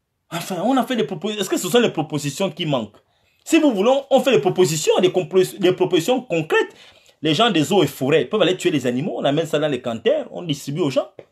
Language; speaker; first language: French; non-native, local second language; Fang